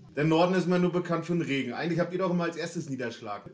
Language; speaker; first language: German; native; German